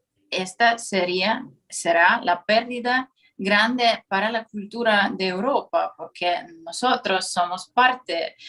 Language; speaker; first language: Spanish; non-native, fluent; Russian